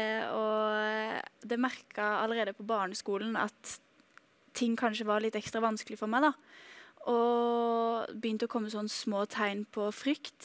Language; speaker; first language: Norwegian; native; Norwegian